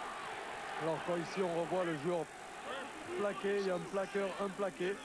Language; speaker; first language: French; native; French